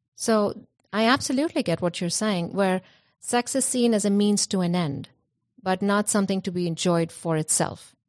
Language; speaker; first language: English; non-native, local second language; Punjabi